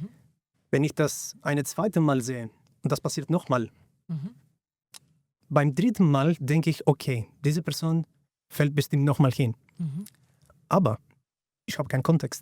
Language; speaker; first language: German; non-native, fluent; Greek